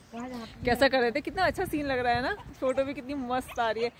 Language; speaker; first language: Hindi; native; Hindi